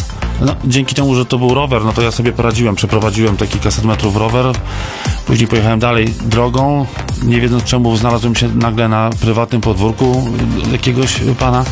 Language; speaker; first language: Polish; native; Polish